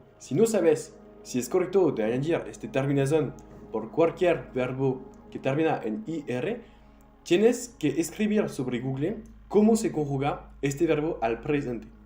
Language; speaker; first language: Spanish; non-native, fluent; French